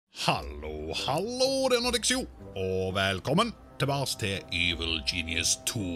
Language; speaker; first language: Norwegian; native; Norwegian